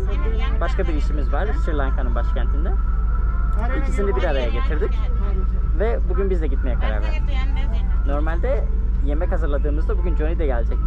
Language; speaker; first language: Turkish; native; Turkish